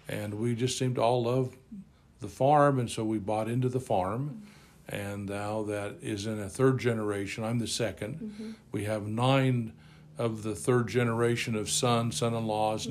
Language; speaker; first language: English; native; English